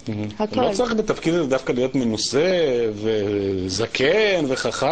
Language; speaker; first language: Hebrew; native; Hebrew